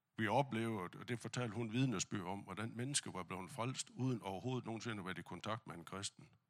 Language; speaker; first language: Danish; non-native, fluent; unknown